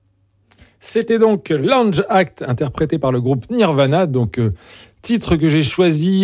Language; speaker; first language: French; native; French